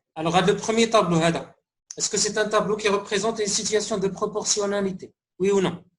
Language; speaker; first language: French; non-native, local second language; Arabic